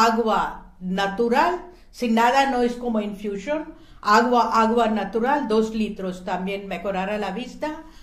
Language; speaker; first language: Spanish; non-native, learner; Hindi